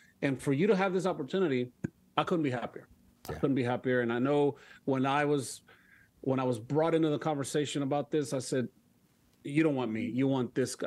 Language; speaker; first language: English; early bilingual, other home language; Spanish